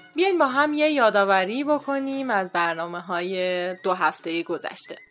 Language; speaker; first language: Persian; native; Persian